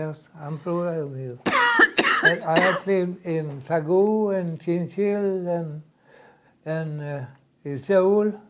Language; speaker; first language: English; non-native, learner; Swedish